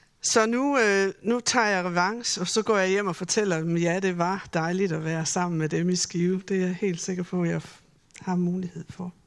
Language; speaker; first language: Danish; native; Danish